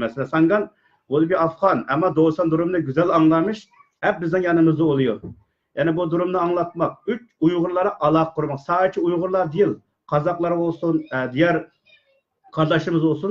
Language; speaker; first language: Turkish; non-native, learner; Uyghur